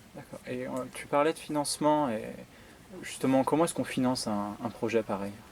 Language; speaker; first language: French; native; French